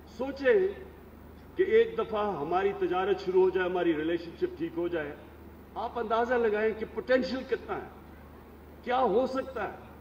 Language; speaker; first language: Urdu; native; Urdu